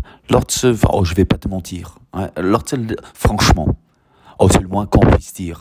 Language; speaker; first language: French; non-native, fluent; English